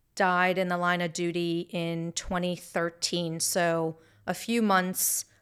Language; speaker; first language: English; early bilingual, other home language; Hebrew